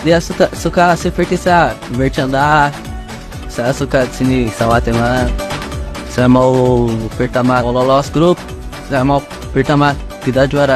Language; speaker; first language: Indonesian; non-native, learner; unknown